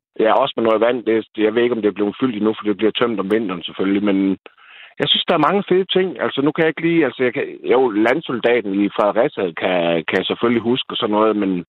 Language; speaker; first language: Danish; native; Danish